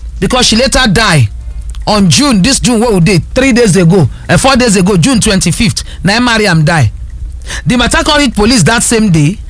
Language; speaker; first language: Nigerian Pidgin; non-native, local second language; Yoruba